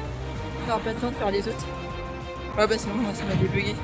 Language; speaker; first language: French; native; French